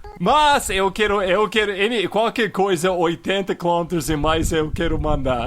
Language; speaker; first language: Portuguese; non-native, fluent; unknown